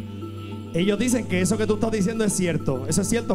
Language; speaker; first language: Spanish; native; Spanish